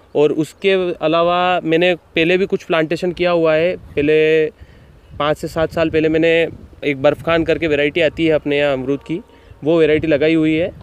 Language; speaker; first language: Hindi; native; Hindi